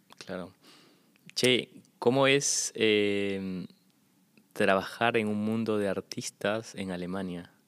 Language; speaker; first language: Spanish; native; Spanish